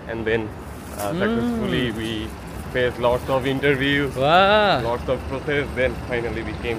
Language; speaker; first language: English; non-native, learner; Bangla